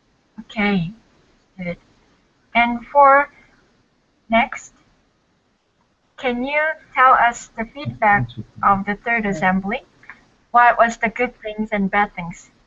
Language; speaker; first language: English; non-native, learner; Korean